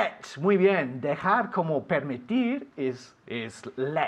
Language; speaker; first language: Spanish; non-native, fluent; English